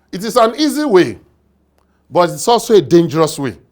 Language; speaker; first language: English; non-native, local second language; Yoruba